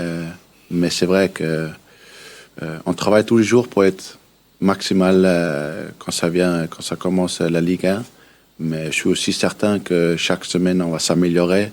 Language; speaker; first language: French; early bilingual, heritage; Danish